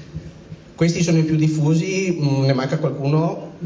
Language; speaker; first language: Italian; native; Italian